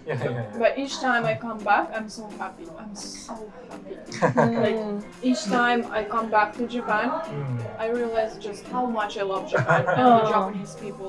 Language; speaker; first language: English; non-native, fluent; Ukrainian